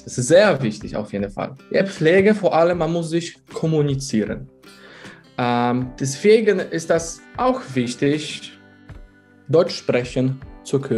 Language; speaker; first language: German; non-native, fluent; Polish